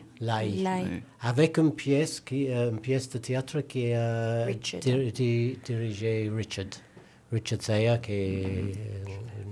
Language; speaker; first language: French; non-native, learner; English